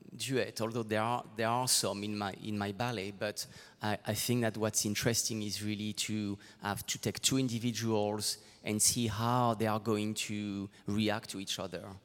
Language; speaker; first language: English; non-native, fluent; French